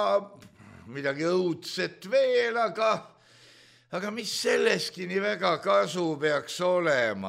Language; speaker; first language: Estonian; native; Estonian